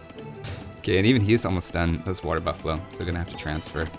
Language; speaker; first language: English; native; English